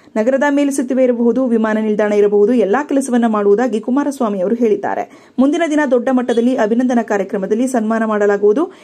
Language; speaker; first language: Kannada; native; Kannada